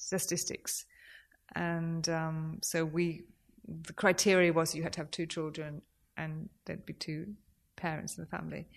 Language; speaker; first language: English; native; English